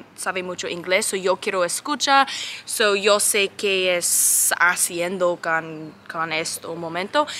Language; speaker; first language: Spanish; non-native, learner; English